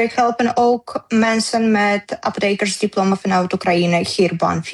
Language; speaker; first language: Dutch; non-native, learner; Ukrainian